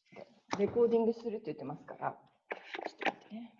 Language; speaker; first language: Japanese; native; Japanese